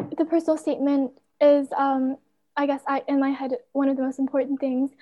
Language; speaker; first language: English; non-native, fluent; Chinese